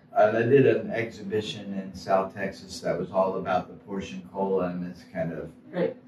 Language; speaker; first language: English; native; English